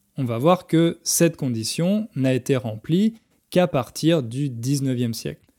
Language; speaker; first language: French; native; French